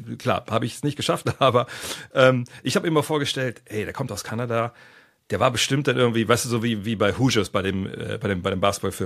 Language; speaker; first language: German; native; German